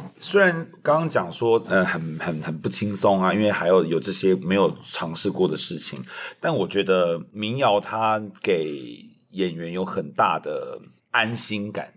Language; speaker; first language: Chinese; native; Chinese